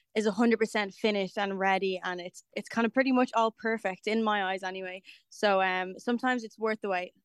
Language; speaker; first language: English; native; English